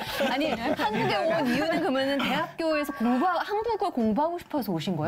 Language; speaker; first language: Korean; native; Korean